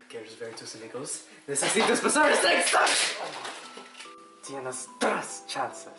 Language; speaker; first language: Spanish; non-native, learner; English